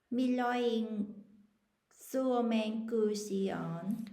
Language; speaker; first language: Finnish; non-native, learner; Vietnamese